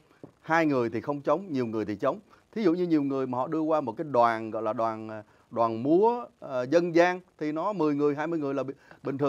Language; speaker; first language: Vietnamese; native; Vietnamese